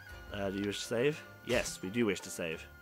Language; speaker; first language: English; native; English